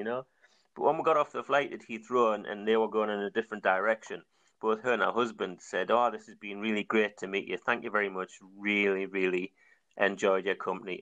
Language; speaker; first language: English; native; English